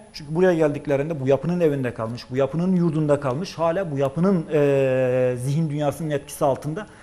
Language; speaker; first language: Turkish; native; Turkish